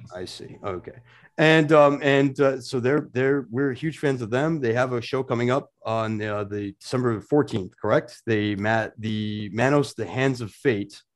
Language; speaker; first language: English; native; English